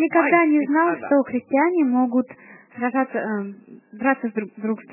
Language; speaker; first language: Russian; native; Russian